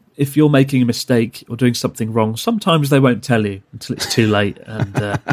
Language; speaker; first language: English; native; English